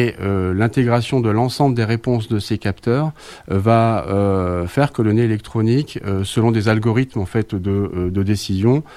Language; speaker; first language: French; native; French